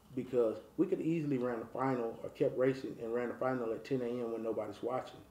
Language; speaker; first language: English; native; English